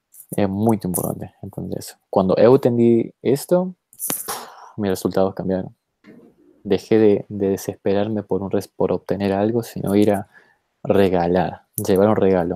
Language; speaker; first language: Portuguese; non-native, fluent; Spanish